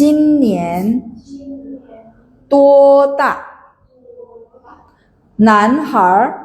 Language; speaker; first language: Chinese; non-native, fluent; Indonesian